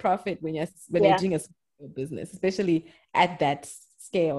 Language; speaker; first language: English; non-native, local second language; Shona